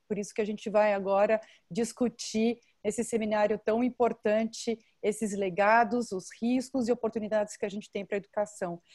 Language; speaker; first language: Portuguese; native; Portuguese